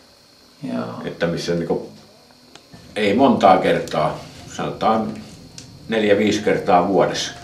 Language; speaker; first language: Finnish; native; Finnish